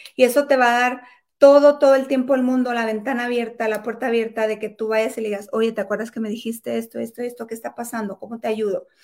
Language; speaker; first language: Spanish; native; Spanish